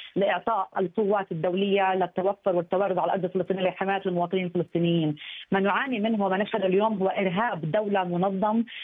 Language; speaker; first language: Arabic; native; Arabic